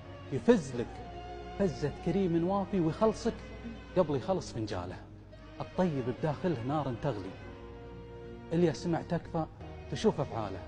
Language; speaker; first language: Arabic; native; Arabic